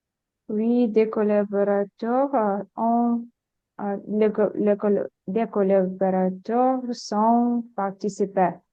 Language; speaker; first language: French; non-native, learner; Ukrainian